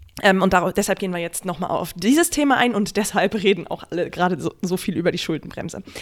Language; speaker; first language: German; native; German